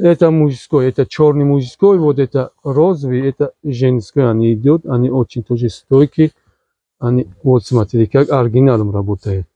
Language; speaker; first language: Russian; non-native, learner; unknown